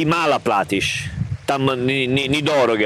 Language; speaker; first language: Russian; non-native, learner; Italian